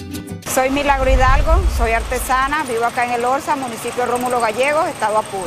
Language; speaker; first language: Spanish; native; Spanish